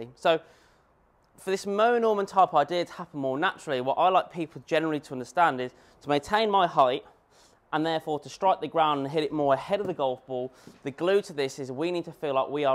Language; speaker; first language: English; native; English